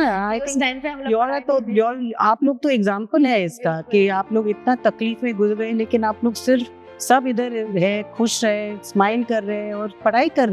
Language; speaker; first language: Hindi; non-native, local second language; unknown